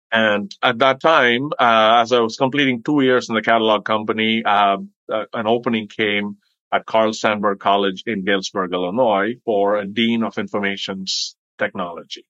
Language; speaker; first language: English; non-native, local second language; Tamil